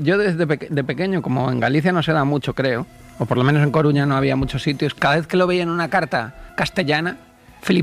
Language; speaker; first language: Spanish; native; Spanish